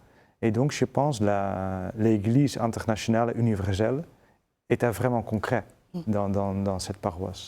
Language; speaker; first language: French; non-native, fluent; Dutch